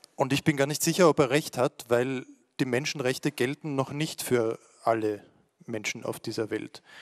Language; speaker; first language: German; native; German